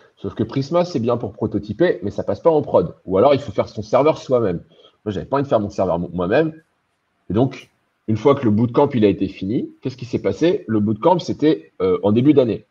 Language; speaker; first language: French; native; French